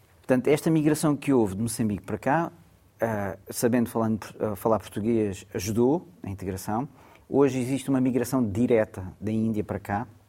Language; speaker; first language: Portuguese; early bilingual, other home language; Gujarati